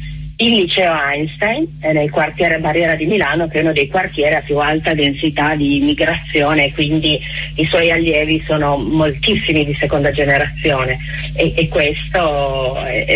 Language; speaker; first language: Italian; native; Italian